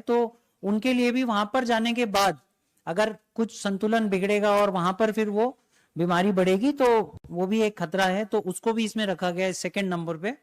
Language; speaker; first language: Hindi; native; Hindi